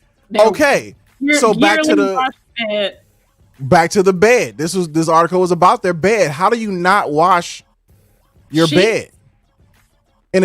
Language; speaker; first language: English; native; English